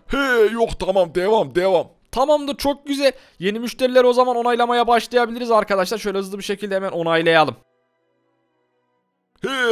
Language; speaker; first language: Turkish; native; Turkish